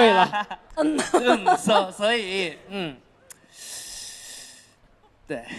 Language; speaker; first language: Chinese; non-native, fluent; Japanese